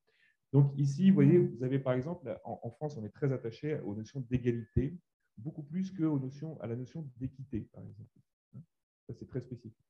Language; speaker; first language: French; native; French